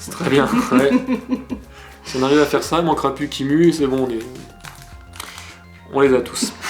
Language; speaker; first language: French; native; French